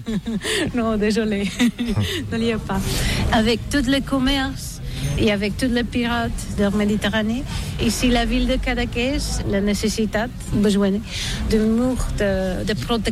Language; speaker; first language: French; non-native, learner; Catalan